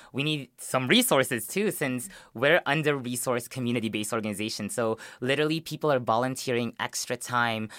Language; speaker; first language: English; early bilingual, other home language; Filipino